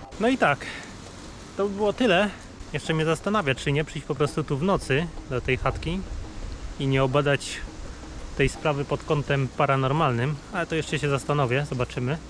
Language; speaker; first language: Polish; native; Polish